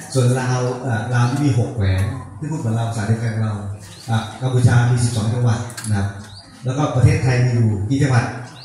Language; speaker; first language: Thai; non-native, local second language; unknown